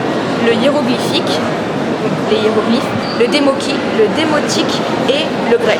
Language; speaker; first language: French; native; French